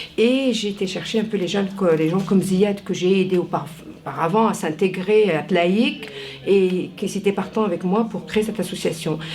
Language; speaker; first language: French; native; French